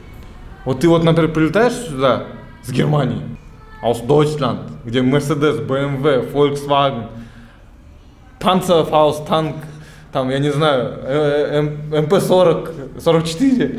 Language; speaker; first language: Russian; native; Russian